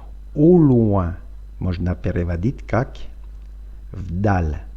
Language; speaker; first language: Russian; non-native, fluent; French